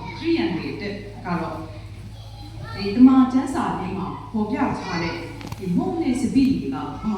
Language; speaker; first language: Burmese; non-native, local second language; Kachin